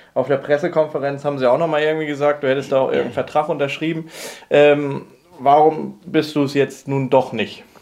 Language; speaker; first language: German; native; German